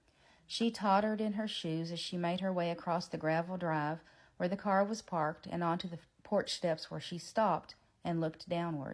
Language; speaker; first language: English; native; English